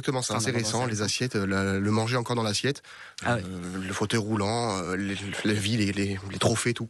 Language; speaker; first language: French; native; French